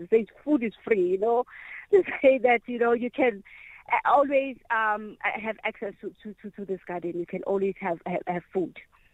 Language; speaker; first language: English; non-native, local second language; Zulu